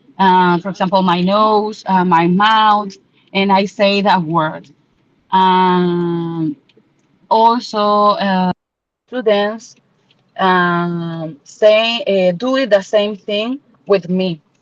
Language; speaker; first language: English; non-native, learner; Spanish